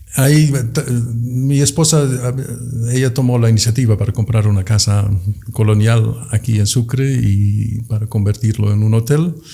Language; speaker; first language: Spanish; non-native, fluent; Dutch